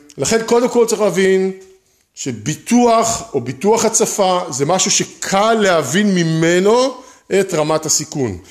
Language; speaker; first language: Hebrew; native; Hebrew